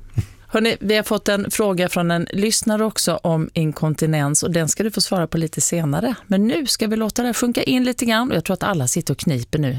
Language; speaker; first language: Swedish; native; Swedish